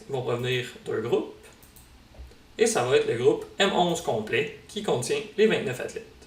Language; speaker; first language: French; native; French